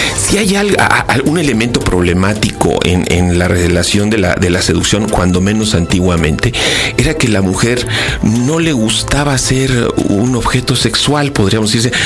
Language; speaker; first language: Spanish; native; Spanish